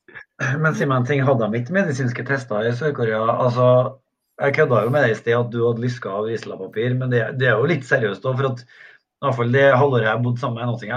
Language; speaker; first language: Norwegian; native; Norwegian